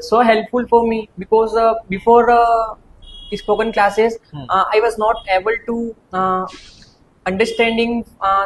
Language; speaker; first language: English; non-native, learner; Hindi